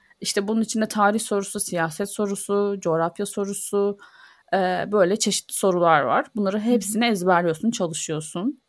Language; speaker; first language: Turkish; native; Turkish